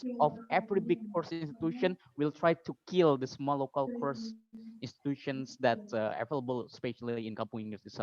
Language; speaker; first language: English; non-native, fluent; Indonesian